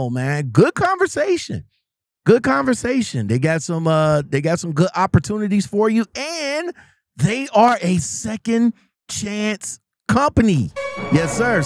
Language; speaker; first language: English; native; English